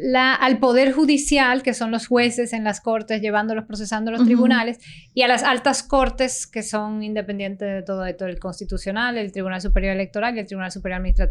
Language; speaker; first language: Spanish; native; Spanish